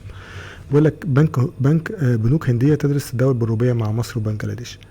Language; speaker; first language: Arabic; native; Arabic